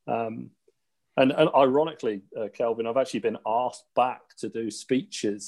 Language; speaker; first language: English; native; English